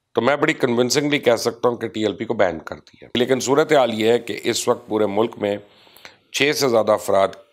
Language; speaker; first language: Urdu; non-native, local second language; Punjabi